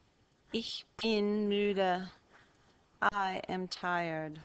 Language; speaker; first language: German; non-native, fluent; English